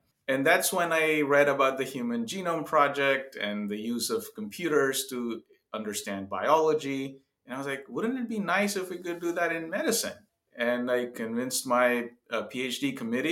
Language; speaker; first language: English; non-native, local second language; Gujarati